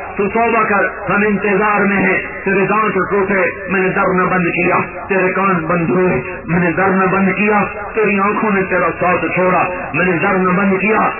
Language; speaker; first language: Urdu; non-native, local second language; Punjabi